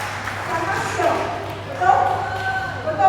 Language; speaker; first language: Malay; non-native, local second language; Chinese